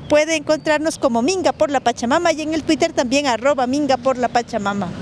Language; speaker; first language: Spanish; native; Spanish